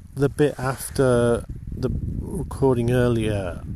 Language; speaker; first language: English; native; English